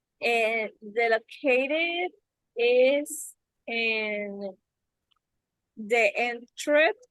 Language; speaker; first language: English; non-native, learner; Spanish